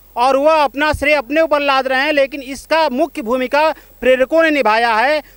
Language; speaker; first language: Hindi; native; Hindi